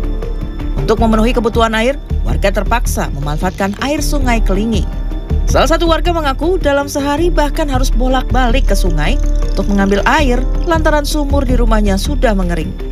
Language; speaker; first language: Indonesian; native; Indonesian